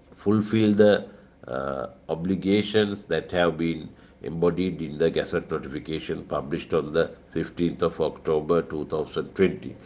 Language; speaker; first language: English; non-native, local second language; Sinhala